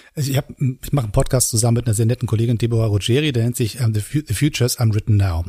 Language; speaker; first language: German; native; German